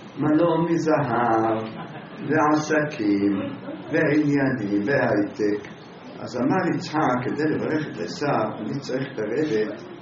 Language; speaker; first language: Hebrew; native; Hebrew